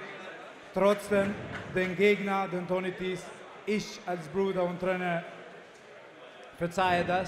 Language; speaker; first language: German; non-native, fluent; Albanian